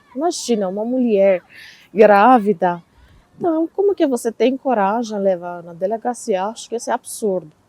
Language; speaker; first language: Portuguese; non-native, fluent; Persian